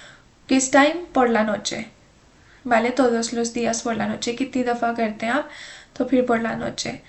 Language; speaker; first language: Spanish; non-native, fluent; Urdu